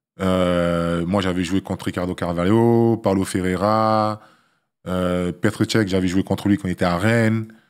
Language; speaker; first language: French; early bilingual, other home language; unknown